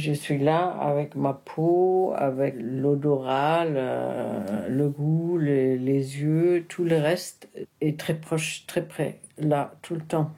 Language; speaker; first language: French; non-native, fluent; Spanish